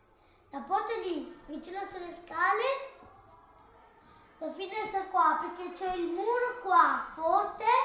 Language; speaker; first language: Italian; early bilingual, other home language; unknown